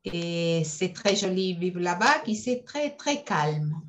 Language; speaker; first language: French; non-native, fluent; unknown